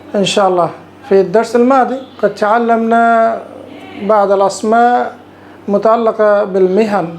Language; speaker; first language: Arabic; non-native, fluent; Bangla